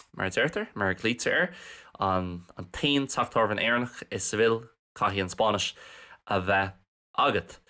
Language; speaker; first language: Irish; non-native, local second language; English